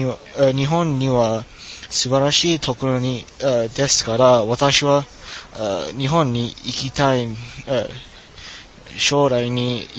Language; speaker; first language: Japanese; non-native, learner; English